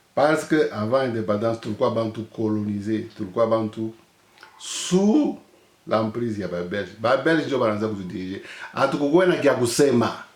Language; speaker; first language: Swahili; native; Swahili